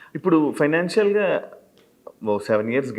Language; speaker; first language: Telugu; native; Telugu